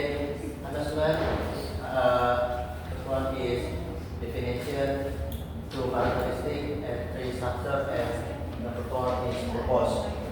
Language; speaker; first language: English; non-native, learner; Indonesian